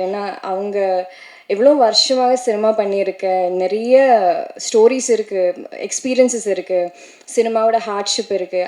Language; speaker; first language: Tamil; non-native, learner; Malayalam